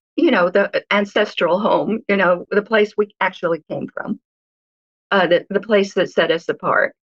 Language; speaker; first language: English; early bilingual, other home language; Hebrew